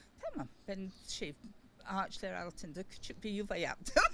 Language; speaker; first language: Turkish; non-native, learner; English